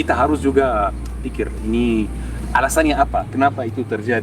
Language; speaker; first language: Indonesian; non-native, fluent; Arabic